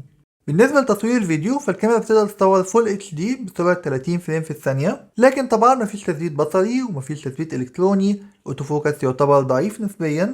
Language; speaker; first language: Arabic; native; Arabic